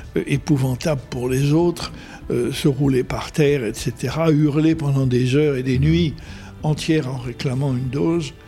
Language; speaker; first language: French; non-native, local second language; Arabic